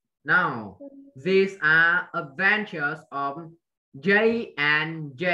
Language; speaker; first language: English; non-native, fluent; Vietnamese